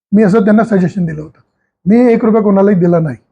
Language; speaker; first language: Marathi; non-native, local second language; Hindi